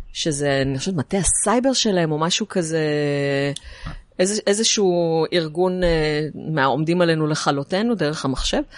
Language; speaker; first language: Hebrew; native; Hebrew